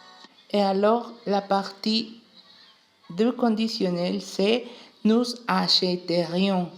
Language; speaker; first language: French; non-native, learner; Spanish